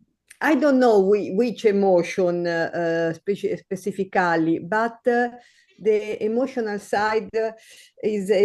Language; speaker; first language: English; non-native, learner; Italian